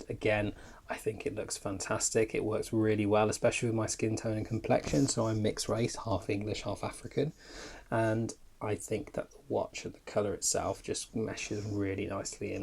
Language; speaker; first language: English; native; English